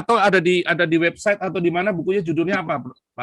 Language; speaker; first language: Indonesian; native; Indonesian